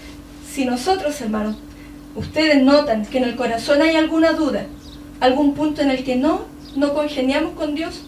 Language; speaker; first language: Spanish; native; Spanish